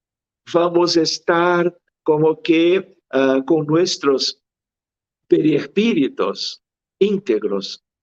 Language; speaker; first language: Spanish; non-native, fluent; Portuguese